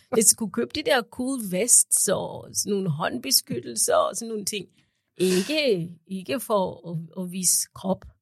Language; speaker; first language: Danish; non-native, fluent; English